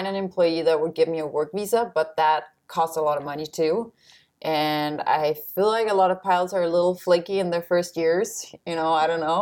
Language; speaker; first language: English; non-native, fluent; Danish